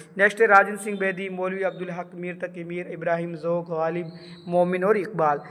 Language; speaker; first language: Urdu; native; Urdu